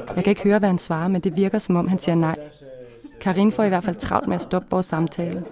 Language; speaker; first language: Danish; native; Danish